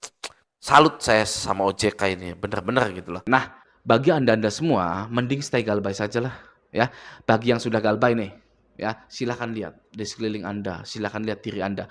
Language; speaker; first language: Indonesian; native; Indonesian